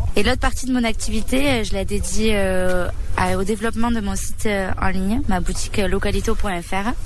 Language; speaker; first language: French; early bilingual, other home language; Spanish